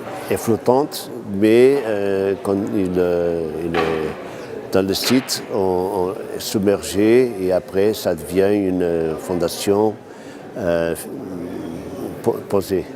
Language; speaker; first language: French; non-native, fluent; Portuguese